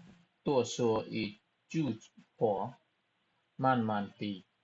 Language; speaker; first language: Chinese; non-native, fluent; Khmer